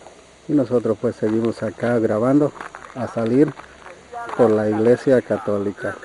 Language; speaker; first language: Spanish; native; Spanish